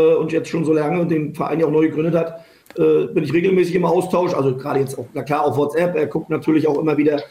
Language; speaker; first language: German; native; German